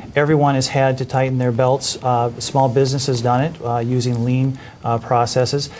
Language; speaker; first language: English; native; English